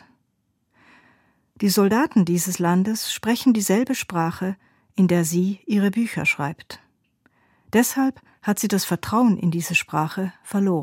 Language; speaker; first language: German; native; German